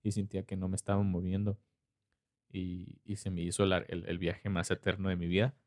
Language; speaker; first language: Spanish; early bilingual, heritage; Spanish